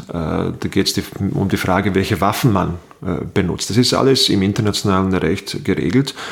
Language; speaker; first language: German; non-native, fluent; Bosnian